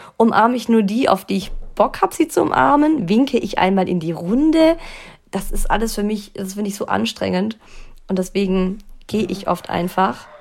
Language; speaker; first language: German; native; German